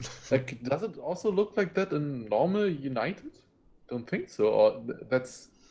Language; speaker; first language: English; non-native, fluent; German